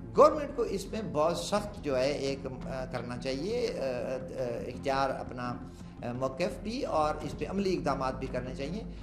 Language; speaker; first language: Urdu; non-native, local second language; Baluchi